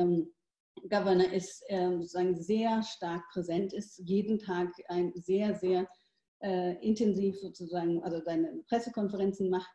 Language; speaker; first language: German; native; German